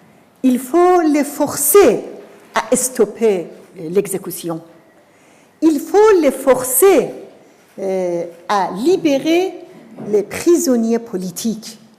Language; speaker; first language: French; non-native, fluent; Persian